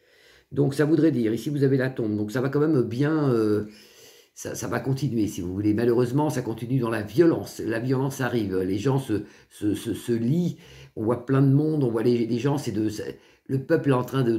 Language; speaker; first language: French; native; French